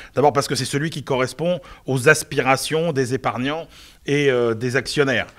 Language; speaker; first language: French; native; French